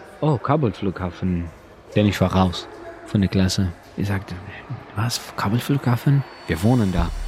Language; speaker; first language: German; non-native, learner; Persian